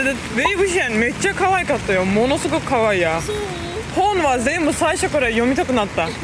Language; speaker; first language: Japanese; non-native, learner; Turkish